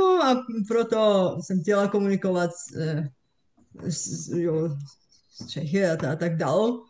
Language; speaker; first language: Czech; non-native, fluent; Bulgarian